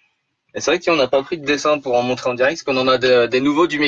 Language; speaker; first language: French; native; French